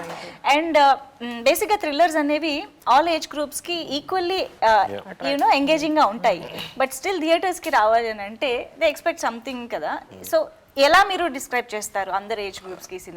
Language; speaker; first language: Telugu; native; Telugu